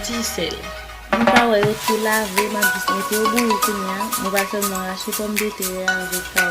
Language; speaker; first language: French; non-native, local second language; Haitian Creole